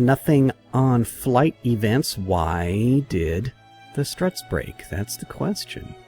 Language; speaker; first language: English; native; English